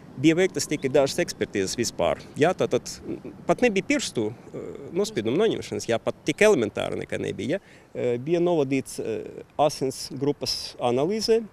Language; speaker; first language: Latvian; non-native, local second language; Russian